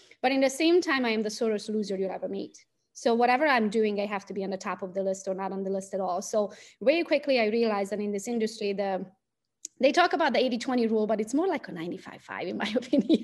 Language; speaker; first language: English; non-native, fluent; Romanian